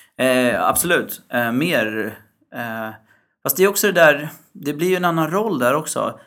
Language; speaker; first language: Swedish; early bilingual, other home language; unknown